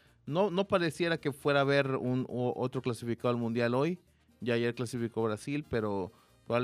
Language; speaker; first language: Spanish; native; Spanish